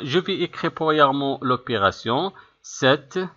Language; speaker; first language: French; non-native, local second language; Arabic